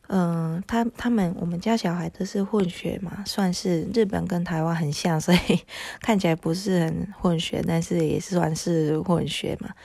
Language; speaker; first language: Chinese; non-native, fluent; Japanese